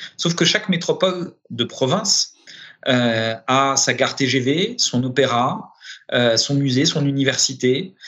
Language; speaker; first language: French; early bilingual, other home language; Romanian